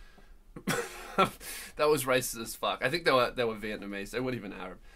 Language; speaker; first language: English; native; English